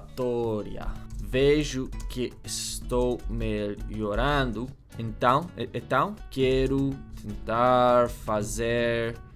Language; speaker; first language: Portuguese; non-native, learner; English